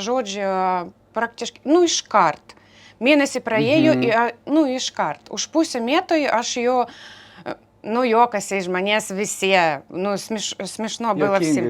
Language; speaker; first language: Lithuanian; non-native, learner; Ukrainian